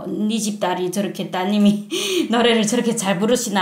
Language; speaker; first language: Korean; native; Korean